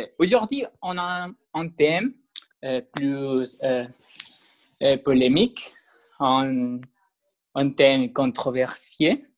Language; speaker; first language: French; non-native, learner; Spanish